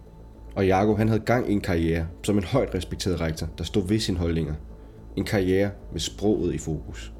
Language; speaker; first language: Danish; native; Danish